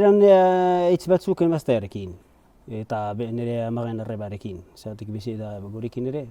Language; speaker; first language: Basque; non-native, fluent; Arabic